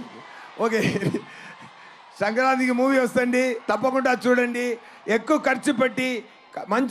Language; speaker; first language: Telugu; non-native, learner; Tamil